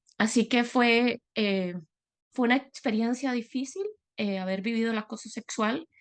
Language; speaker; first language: Spanish; native; Spanish